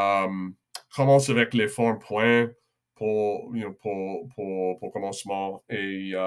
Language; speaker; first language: French; non-native, local second language; English